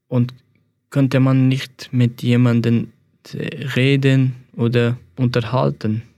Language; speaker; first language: German; non-native, fluent; Persian